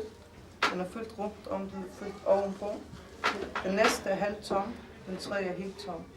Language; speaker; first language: Danish; native; Danish